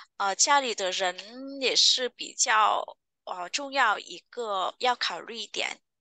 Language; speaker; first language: Chinese; non-native, fluent; Vietnamese